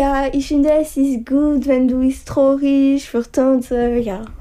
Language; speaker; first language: German; non-native, learner; French